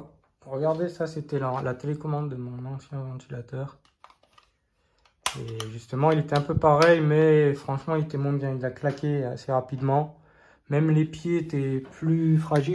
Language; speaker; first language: French; native; French